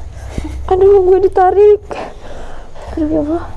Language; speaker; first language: Indonesian; native; Indonesian